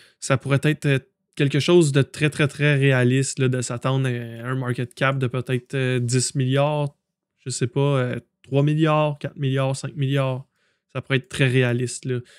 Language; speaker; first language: French; native; French